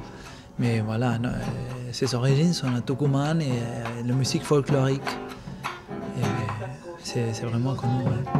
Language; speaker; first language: French; non-native, fluent; Spanish